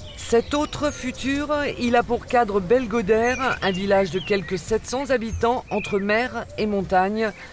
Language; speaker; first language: French; native; French